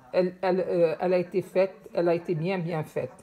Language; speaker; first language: French; non-native, local second language; Arabic